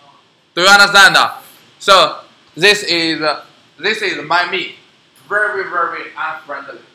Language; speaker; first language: English; non-native, learner; Chinese